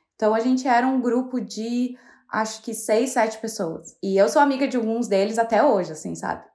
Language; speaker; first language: Portuguese; native; Portuguese